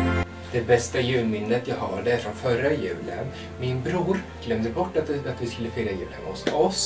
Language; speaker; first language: Swedish; native; Swedish